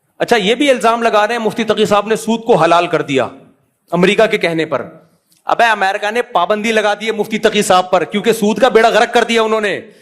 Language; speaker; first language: Urdu; native; Urdu